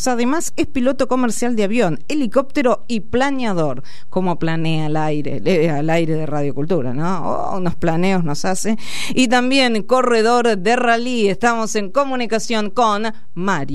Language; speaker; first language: Spanish; native; Spanish